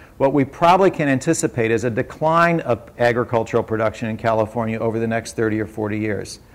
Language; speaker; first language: English; native; English